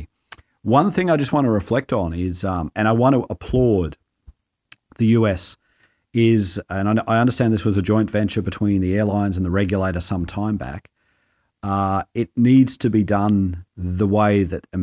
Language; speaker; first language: English; native; English